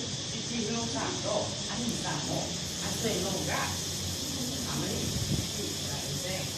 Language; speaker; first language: Japanese; non-native, learner; Lao